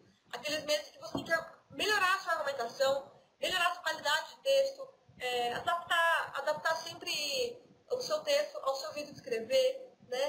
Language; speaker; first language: Portuguese; native; Portuguese